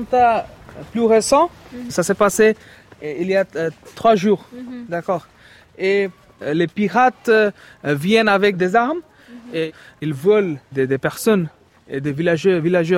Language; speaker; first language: French; non-native, fluent; Bangla